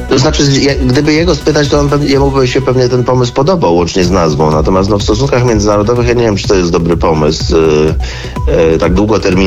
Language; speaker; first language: Polish; native; Polish